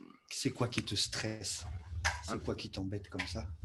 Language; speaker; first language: French; native; French